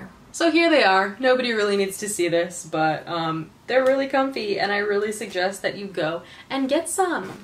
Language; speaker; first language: English; native; English